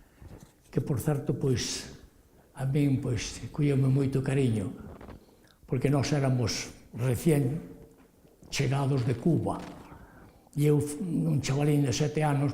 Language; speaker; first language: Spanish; non-native, local second language; Galician